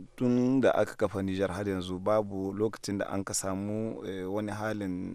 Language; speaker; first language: Hausa; native; Hausa